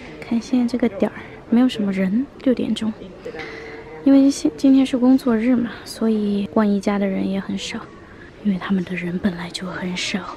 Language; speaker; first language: Chinese; native; Chinese